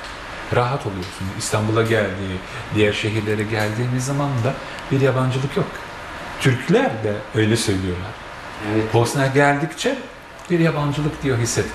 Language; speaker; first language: Turkish; non-native, fluent; Bosnian